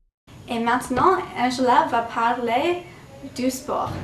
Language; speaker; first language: French; non-native, learner; English